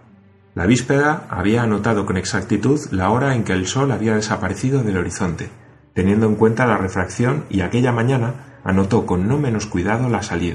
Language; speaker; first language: Spanish; native; Spanish